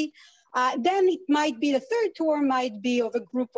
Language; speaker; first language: English; non-native, fluent; Hebrew